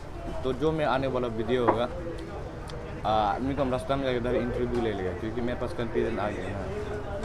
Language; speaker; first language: Hindi; non-native, local second language; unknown